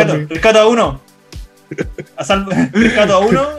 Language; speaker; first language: Spanish; native; Spanish